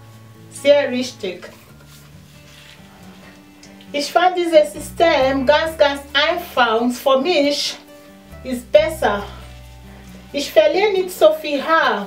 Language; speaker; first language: German; non-native, learner; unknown